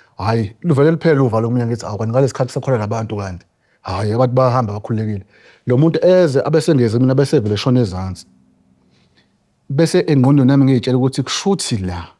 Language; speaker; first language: Zulu; native; Zulu